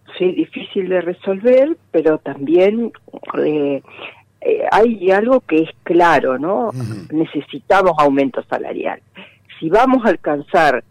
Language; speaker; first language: Spanish; native; Spanish